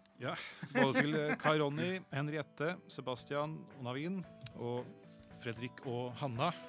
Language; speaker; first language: Norwegian; native; Norwegian